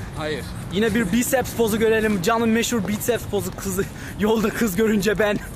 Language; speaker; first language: Turkish; early bilingual, heritage; Turkish